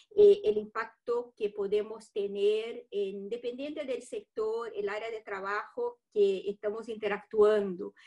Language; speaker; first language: Spanish; native; Spanish